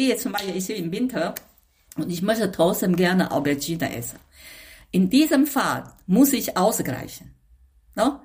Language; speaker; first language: German; non-native, fluent; Chinese